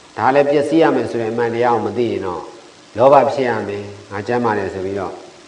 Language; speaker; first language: Burmese; native; Burmese